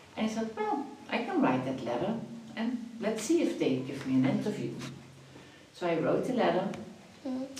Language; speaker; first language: English; non-native, fluent; Dutch